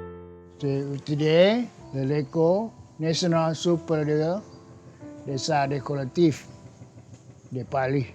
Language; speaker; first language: French; non-native, learner; Thai